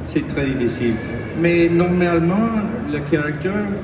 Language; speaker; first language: French; non-native, learner; English